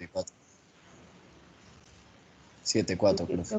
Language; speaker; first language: Spanish; native; Spanish